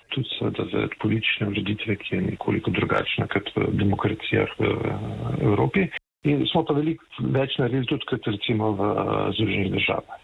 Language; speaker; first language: Slovenian; native; Slovenian